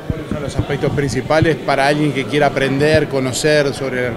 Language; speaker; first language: Spanish; native; Spanish